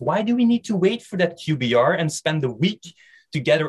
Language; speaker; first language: English; non-native, fluent; Dutch